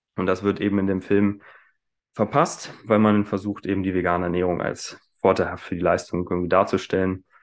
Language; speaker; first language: German; native; German